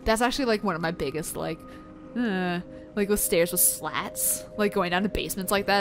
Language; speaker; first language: English; native; English